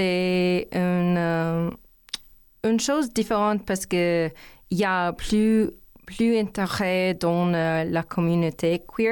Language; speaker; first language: French; non-native, learner; English